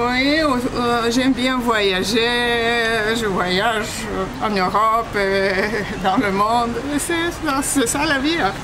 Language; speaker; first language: French; non-native, fluent; Bulgarian